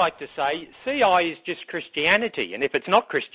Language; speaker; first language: English; native; English